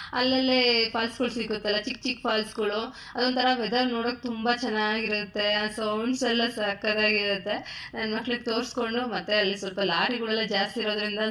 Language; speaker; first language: Kannada; native; Kannada